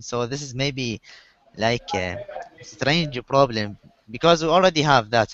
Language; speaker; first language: English; non-native, learner; Arabic